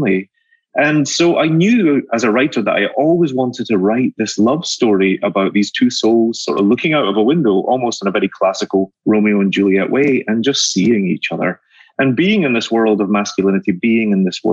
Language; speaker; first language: English; native; English